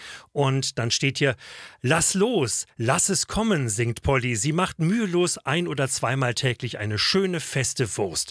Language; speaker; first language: German; native; German